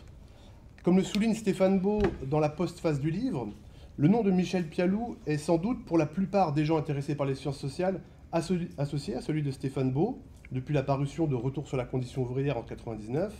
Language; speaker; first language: French; native; French